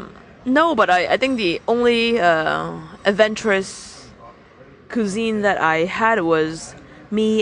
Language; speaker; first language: English; non-native, local second language; Cantonese